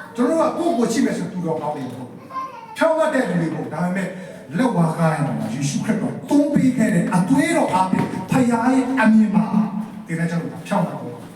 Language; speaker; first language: Burmese; non-native, local second language; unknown